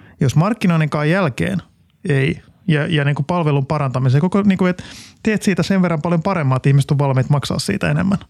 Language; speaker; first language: Finnish; native; Finnish